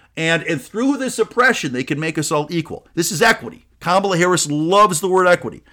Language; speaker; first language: English; native; English